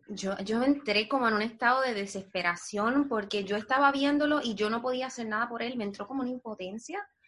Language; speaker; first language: Spanish; native; Spanish